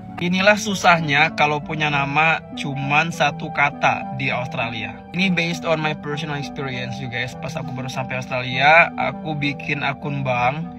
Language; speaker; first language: Indonesian; native; Indonesian